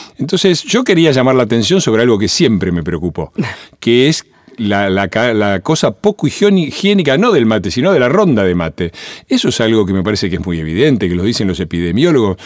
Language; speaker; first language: Spanish; native; Spanish